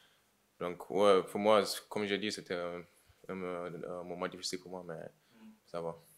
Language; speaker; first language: French; non-native, learner; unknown